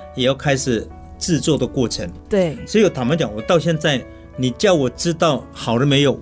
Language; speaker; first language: Chinese; native; Chinese